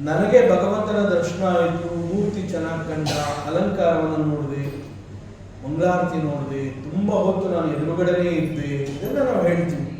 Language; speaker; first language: Kannada; native; Kannada